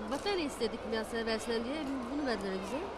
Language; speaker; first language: Turkish; native; Turkish